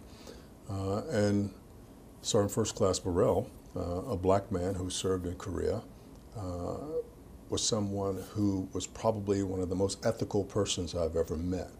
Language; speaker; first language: English; native; English